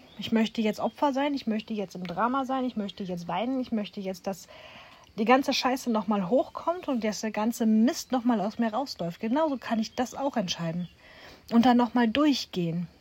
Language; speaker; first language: German; native; German